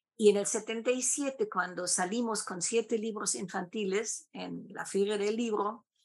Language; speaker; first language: Spanish; non-native, fluent; German